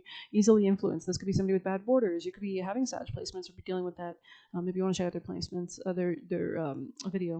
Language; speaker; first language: English; native; English